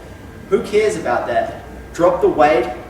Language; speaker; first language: English; native; English